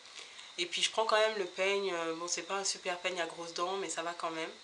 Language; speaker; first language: French; native; French